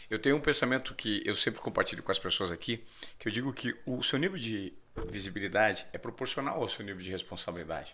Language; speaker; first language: Portuguese; native; Portuguese